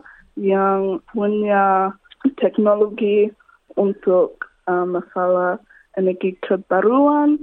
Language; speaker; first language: Indonesian; non-native, learner; English